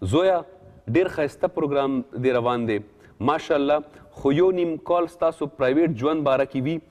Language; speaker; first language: Pashto; native; Pashto